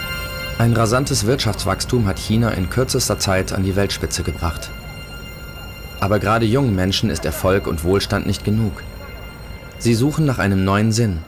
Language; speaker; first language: German; native; German